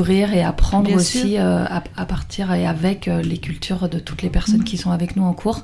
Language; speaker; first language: French; native; French